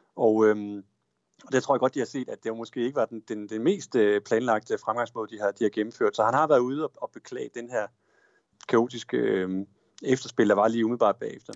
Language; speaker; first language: Danish; native; Danish